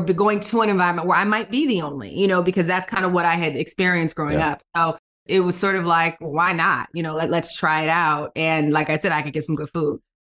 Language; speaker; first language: English; native; English